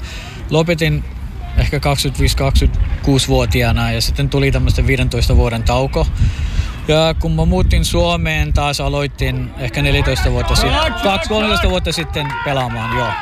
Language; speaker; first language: Finnish; non-native, fluent; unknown